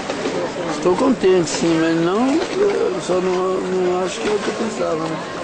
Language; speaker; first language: Portuguese; native; Portuguese